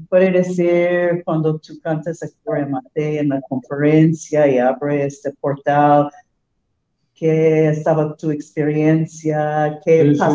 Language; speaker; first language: Spanish; non-native, learner; English